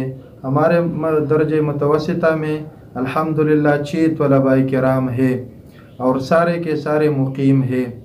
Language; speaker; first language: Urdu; non-native, local second language; Pashto